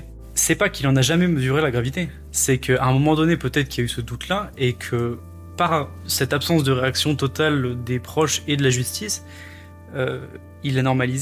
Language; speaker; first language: French; native; French